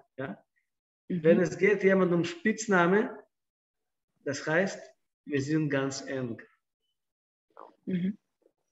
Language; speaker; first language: German; non-native, fluent; Russian